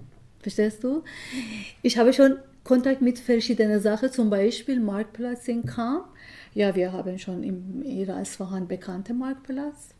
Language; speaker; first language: German; non-native, learner; Persian